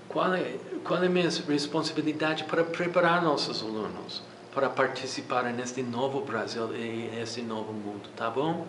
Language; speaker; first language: Portuguese; non-native, fluent; English